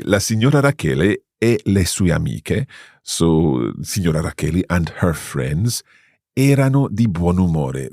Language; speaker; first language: Italian; non-native, fluent; English